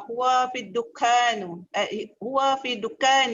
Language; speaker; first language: Arabic; non-native, learner; Malay